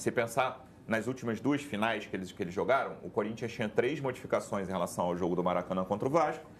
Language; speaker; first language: Portuguese; native; Portuguese